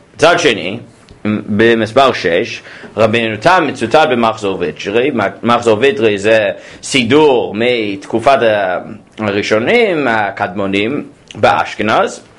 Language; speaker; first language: Hebrew; non-native, fluent; English